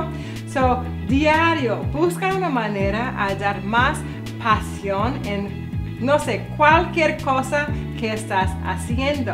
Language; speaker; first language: Spanish; non-native, learner; English